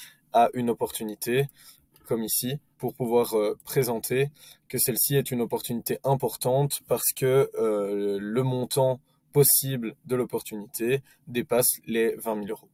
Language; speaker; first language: French; native; French